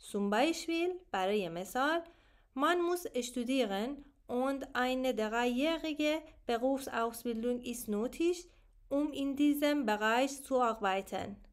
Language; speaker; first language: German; non-native, learner; Persian